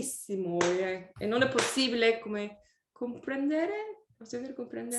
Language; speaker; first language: Italian; non-native, learner; English